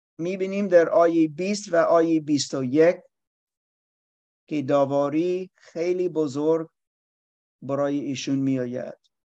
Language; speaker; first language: Persian; non-native, learner; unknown